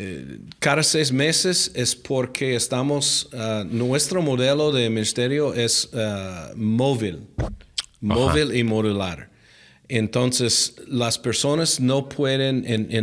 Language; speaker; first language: Spanish; non-native, fluent; English